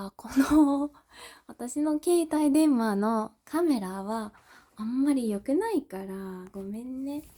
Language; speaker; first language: Japanese; non-native, learner; English